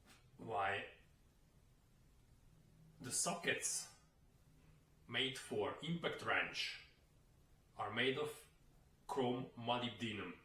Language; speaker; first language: English; non-native, fluent; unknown